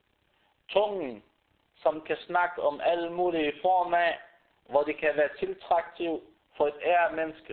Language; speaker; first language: Danish; non-native, fluent; Arabic